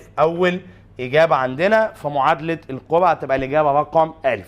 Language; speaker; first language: Arabic; native; Arabic